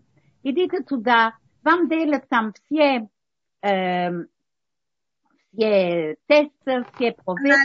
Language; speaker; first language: Russian; early bilingual, heritage; Russian